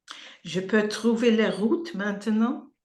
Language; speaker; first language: French; non-native, learner; English